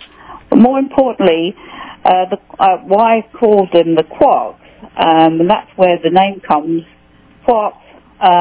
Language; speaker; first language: English; native; English